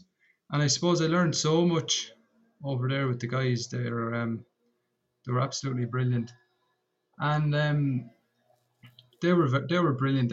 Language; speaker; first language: English; native; English